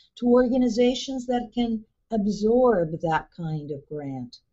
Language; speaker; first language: English; early bilingual, other home language; Spanish